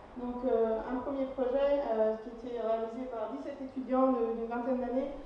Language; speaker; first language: French; native; French